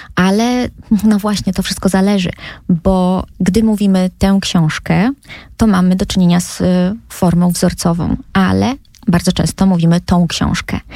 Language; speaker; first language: Polish; native; Polish